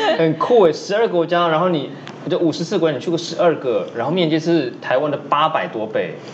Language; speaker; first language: Chinese; early bilingual, heritage; Chinese